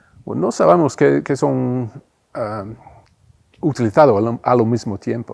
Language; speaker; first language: Spanish; non-native, fluent; English